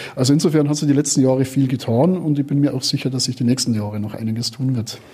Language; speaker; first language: German; native; German